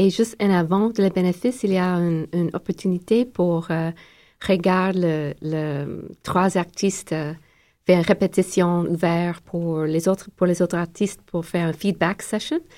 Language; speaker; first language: French; non-native, learner; English